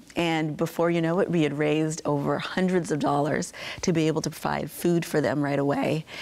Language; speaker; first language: English; native; English